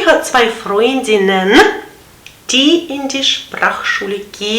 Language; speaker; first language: German; non-native, fluent; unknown